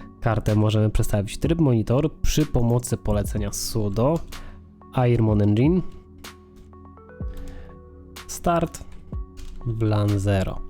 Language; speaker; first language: Polish; native; Polish